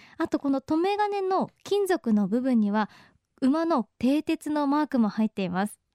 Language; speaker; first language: Japanese; native; Japanese